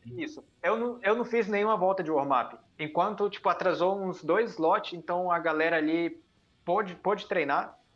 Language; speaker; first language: Portuguese; early bilingual, heritage; Portuguese